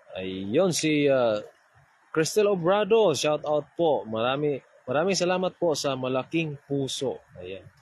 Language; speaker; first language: Filipino; non-native, local second language; Cebuano